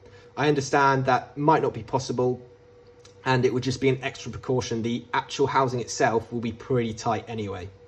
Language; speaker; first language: English; native; English